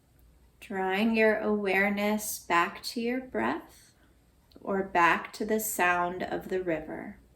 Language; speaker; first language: English; native; English